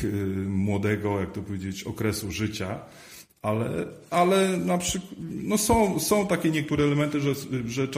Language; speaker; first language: Polish; native; Polish